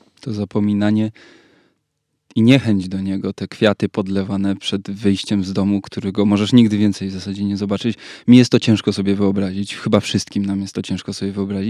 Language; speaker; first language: Polish; native; Polish